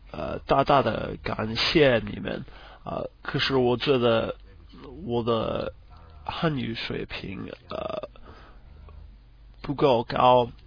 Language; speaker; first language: Chinese; non-native, learner; English